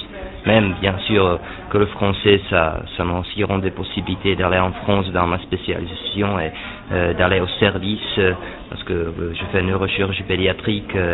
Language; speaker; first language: French; non-native, learner; Czech